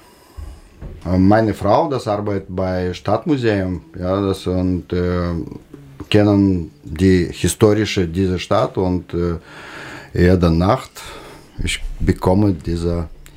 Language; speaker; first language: German; non-native, learner; Russian